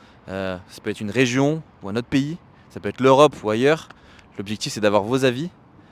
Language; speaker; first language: French; native; French